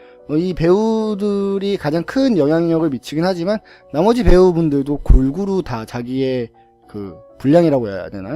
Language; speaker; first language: Korean; native; Korean